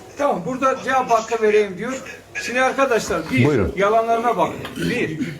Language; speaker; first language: Turkish; non-native, local second language; Kurdish